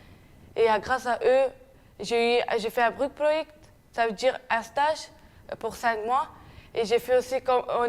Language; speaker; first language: French; non-native, fluent; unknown